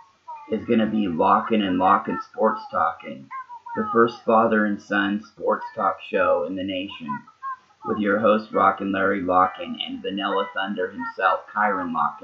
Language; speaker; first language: English; native; English